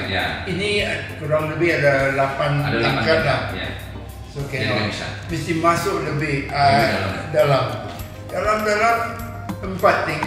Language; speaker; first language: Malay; non-native, local second language; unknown